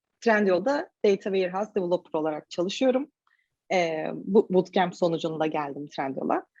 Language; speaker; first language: Turkish; native; Turkish